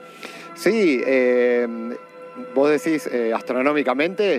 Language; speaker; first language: Spanish; native; Spanish